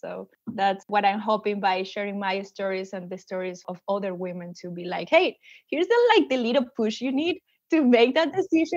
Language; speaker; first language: English; non-native, fluent; Spanish